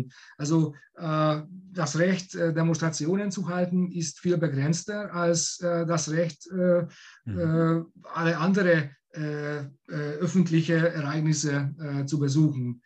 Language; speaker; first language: German; non-native, fluent; Hungarian